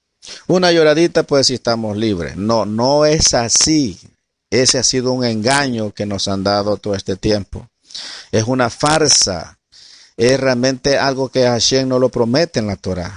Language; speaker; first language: Spanish; native; Spanish